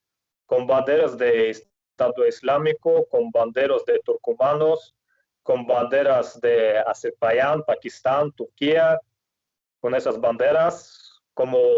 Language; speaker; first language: Spanish; non-native, fluent; Russian